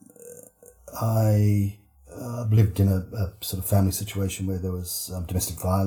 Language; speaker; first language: English; native; English